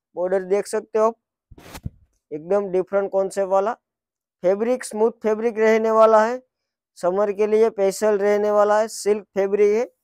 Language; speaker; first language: Hindi; non-native, local second language; Gujarati